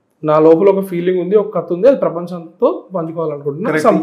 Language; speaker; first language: Telugu; native; Telugu